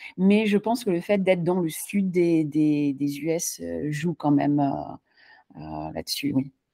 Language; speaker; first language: French; native; French